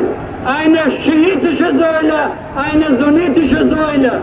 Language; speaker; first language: German; non-native, fluent; Persian